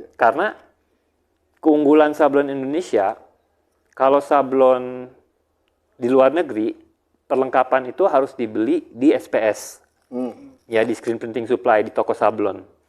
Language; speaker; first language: Indonesian; early bilingual, heritage; Indonesian